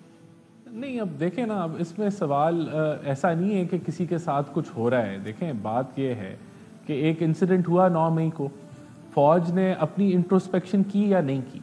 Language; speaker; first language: Urdu; native; Urdu